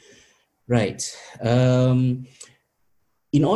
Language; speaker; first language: English; non-native, local second language; Malay